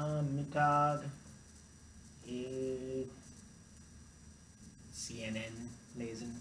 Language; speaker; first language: German; non-native, learner; English